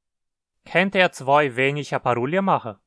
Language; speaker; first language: German; early bilingual, heritage; Portuguese